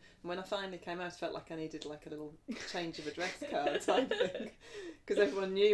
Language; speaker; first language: English; native; English